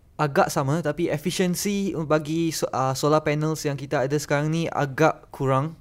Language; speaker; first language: Malay; non-native, local second language; Tamil